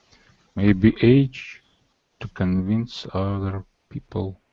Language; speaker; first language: English; non-native, learner; Russian